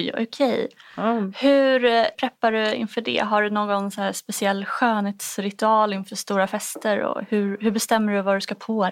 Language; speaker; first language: Swedish; native; Swedish